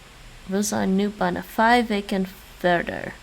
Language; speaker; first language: Dutch; non-native, learner; English